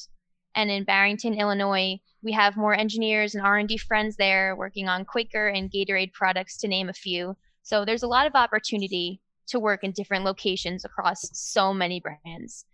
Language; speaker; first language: English; native; English